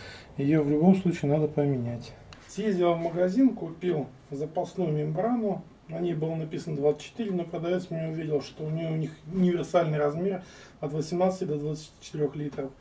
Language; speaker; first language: Russian; native; Russian